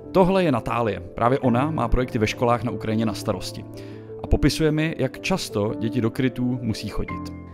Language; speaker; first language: Czech; native; Czech